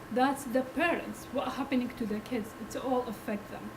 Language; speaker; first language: English; non-native, learner; Arabic